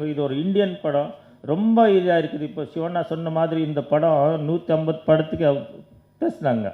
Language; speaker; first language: Tamil; non-native, learner; Kannada